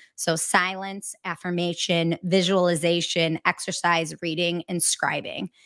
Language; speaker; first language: English; native; English